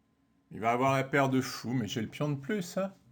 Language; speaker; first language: French; native; French